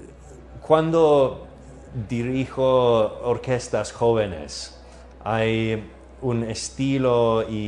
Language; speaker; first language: Spanish; non-native, learner; English